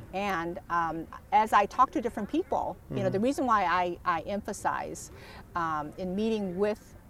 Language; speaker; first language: English; early bilingual, other home language; Korean